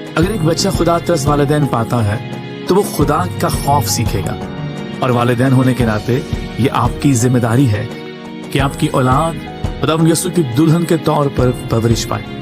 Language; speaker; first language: Urdu; native; Urdu